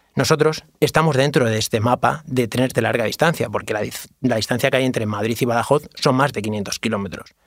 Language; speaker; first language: Spanish; native; Spanish